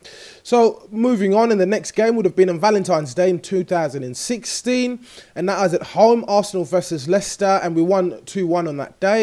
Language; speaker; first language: English; native; English